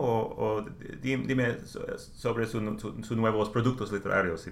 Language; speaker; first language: Spanish; non-native, learner; English